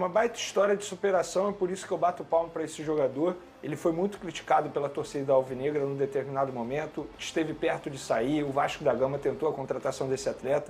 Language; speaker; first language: Portuguese; native; Portuguese